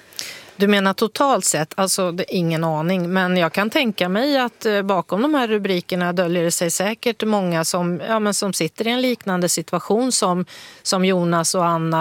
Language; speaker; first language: Swedish; native; Swedish